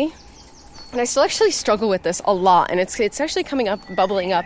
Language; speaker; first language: English; native; English